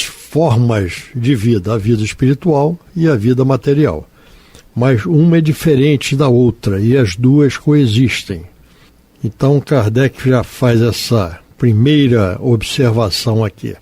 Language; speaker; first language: Portuguese; native; Portuguese